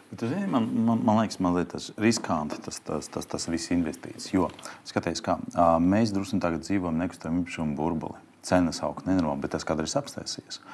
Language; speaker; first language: Latvian; non-native, local second language; Russian